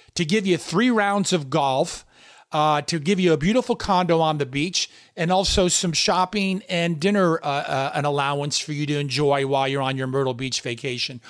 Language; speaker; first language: English; native; English